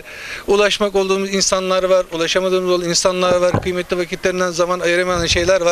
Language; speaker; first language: Turkish; native; Turkish